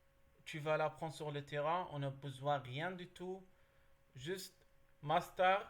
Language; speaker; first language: French; non-native, learner; Arabic